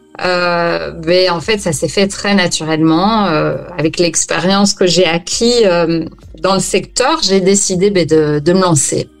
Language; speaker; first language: French; native; French